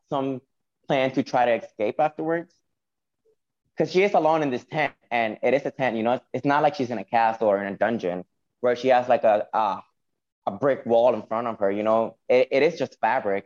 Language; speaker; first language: English; non-native, fluent; Spanish